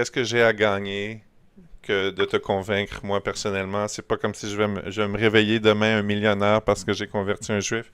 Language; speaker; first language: French; native; French